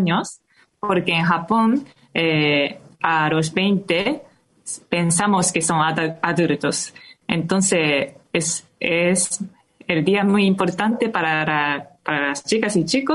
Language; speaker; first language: Spanish; non-native, fluent; Japanese